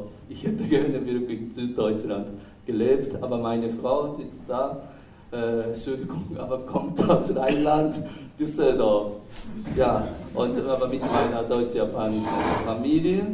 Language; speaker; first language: German; non-native, fluent; Japanese